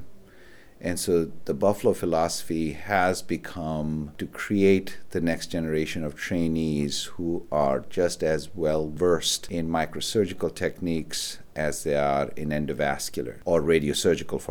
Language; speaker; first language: English; non-native, local second language; Urdu